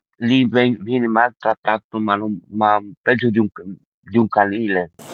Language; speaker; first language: Italian; early bilingual, other home language; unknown